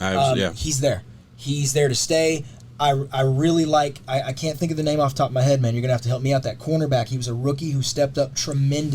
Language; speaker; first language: English; native; English